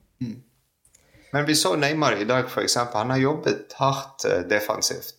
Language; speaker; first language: Norwegian; non-native, fluent; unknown